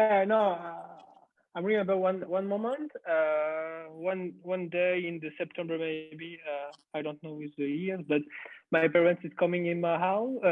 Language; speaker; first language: English; non-native, learner; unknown